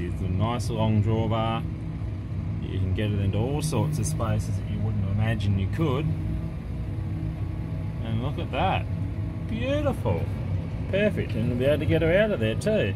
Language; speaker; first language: English; native; English